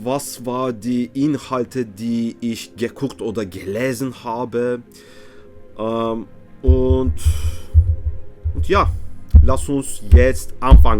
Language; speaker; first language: German; non-native, learner; Turkish